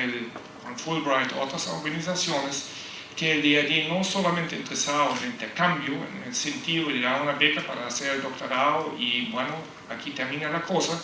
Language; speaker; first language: Spanish; non-native, fluent; German